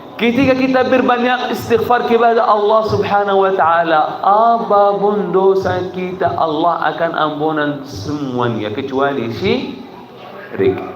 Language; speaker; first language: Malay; non-native, fluent; Arabic